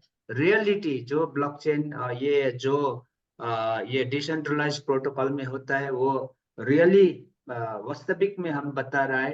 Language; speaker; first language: Hindi; non-native, local second language; Nepali